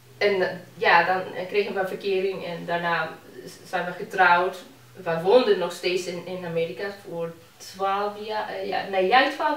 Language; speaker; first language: Dutch; non-native, fluent; Spanish